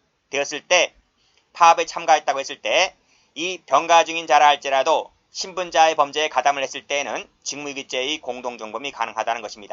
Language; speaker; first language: Korean; native; Korean